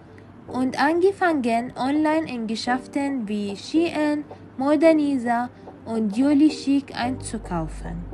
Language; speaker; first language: German; non-native, learner; Arabic